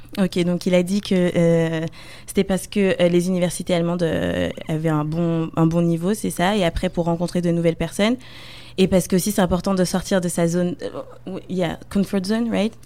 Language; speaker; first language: French; native; French